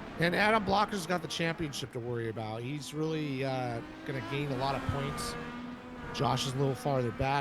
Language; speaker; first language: English; native; English